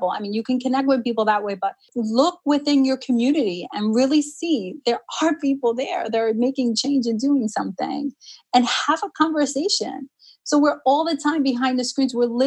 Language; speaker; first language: English; early bilingual, other home language; Spanish